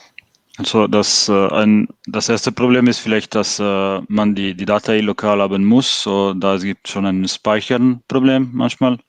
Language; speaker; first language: German; non-native, fluent; French